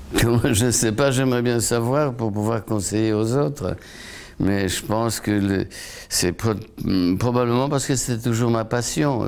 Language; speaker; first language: French; non-native, fluent; Polish